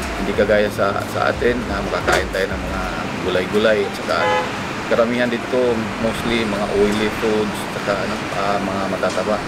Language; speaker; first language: Filipino; native; Filipino